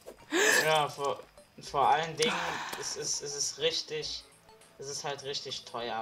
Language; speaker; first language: German; native; German